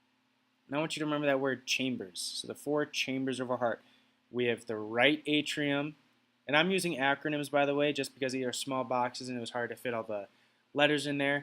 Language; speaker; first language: English; native; English